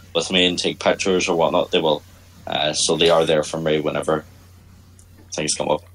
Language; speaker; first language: English; native; English